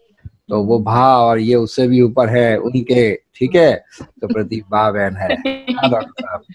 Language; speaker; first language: Hindi; native; Hindi